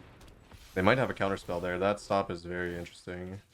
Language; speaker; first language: English; native; English